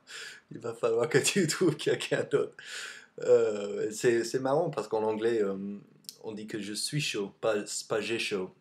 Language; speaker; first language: French; non-native, fluent; English